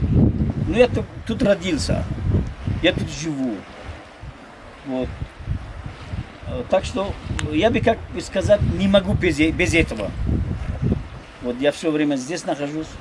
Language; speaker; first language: Russian; non-native, local second language; Tajik